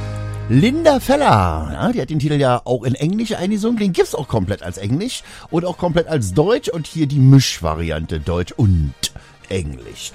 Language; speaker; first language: German; native; German